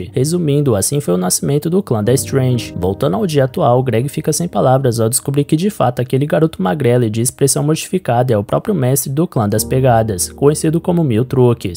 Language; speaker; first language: Portuguese; native; Portuguese